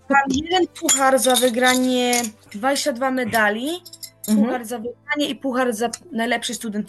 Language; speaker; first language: Polish; early bilingual, heritage; Polish